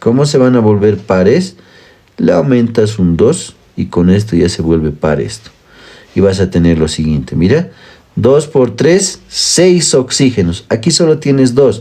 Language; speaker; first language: Spanish; native; Spanish